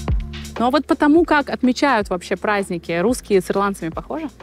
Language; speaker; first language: Russian; native; Russian